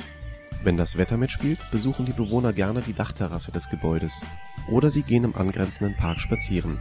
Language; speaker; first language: German; native; German